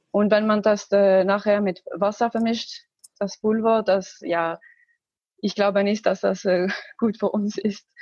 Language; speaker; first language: German; non-native, learner; Arabic